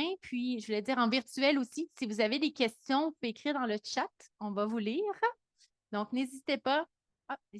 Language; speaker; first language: French; native; French